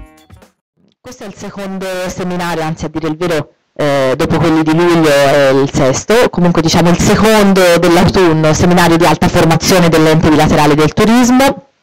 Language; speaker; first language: Italian; native; Italian